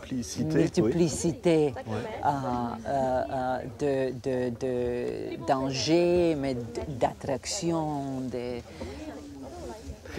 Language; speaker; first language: French; non-native, fluent; Croatian